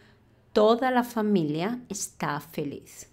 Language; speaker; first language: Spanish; non-native, fluent; English